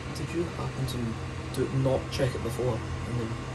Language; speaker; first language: English; native; English